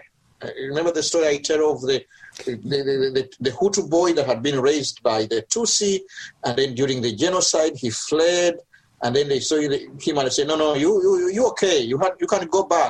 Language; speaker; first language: English; non-native, local second language; Ganda